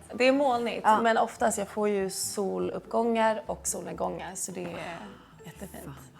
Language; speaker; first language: Swedish; early bilingual, heritage; Swedish